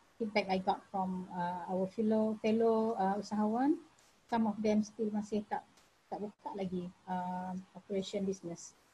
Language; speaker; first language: English; non-native, local second language; Malay